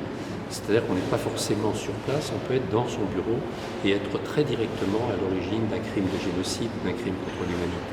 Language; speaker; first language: French; native; French